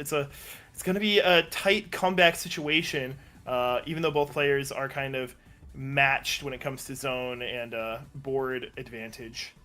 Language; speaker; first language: English; native; English